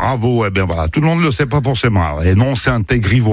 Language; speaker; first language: French; native; French